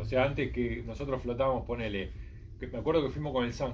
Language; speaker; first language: Spanish; native; Spanish